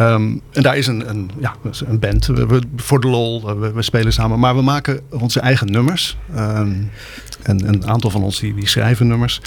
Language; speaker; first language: Dutch; native; Dutch